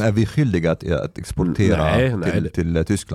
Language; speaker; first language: Swedish; non-native, fluent; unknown